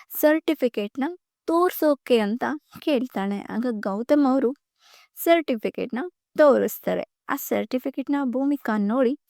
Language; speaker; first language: Kannada; native; Kannada